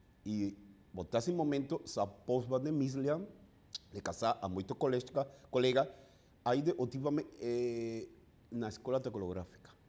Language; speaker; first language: Bulgarian; non-native, learner; Spanish